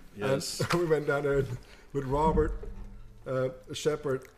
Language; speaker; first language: English; non-native, fluent; German